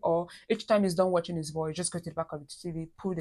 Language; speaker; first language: English; non-native, local second language; Yoruba